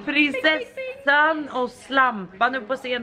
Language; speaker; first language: Swedish; native; Swedish